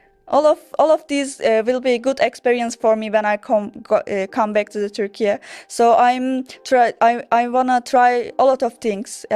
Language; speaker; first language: English; non-native, learner; Turkish